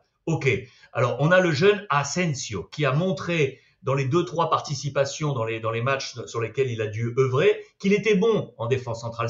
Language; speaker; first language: French; native; French